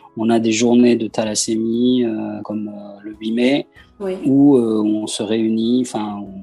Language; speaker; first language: French; early bilingual, other home language; Persian